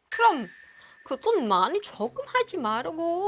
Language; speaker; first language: Korean; non-native, learner; Vietnamese